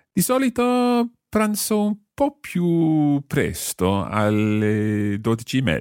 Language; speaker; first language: Italian; non-native, fluent; English